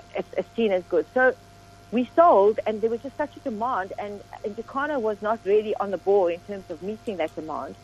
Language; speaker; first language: English; native; English